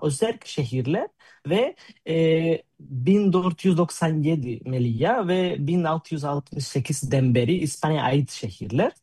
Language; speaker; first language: Turkish; non-native, fluent; Spanish